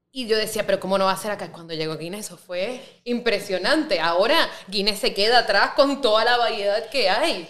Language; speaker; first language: Spanish; native; Spanish